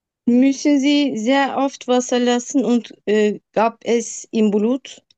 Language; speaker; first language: German; non-native, learner; Turkish